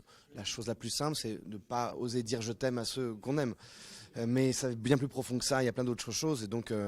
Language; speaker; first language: French; native; French